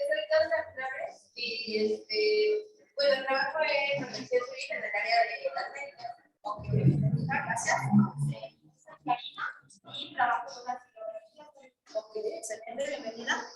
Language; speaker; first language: Spanish; native; Spanish